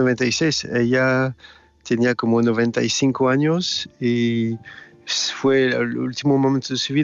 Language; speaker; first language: Spanish; non-native, learner; French